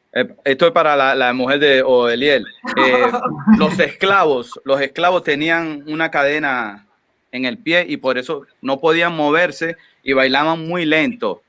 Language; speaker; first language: Spanish; native; Spanish